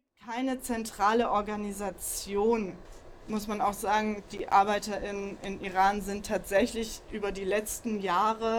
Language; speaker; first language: German; native; German